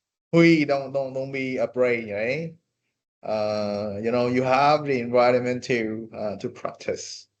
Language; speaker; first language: English; non-native, fluent; Vietnamese